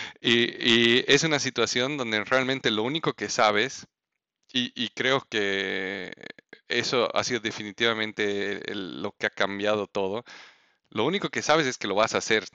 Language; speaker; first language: Spanish; native; Spanish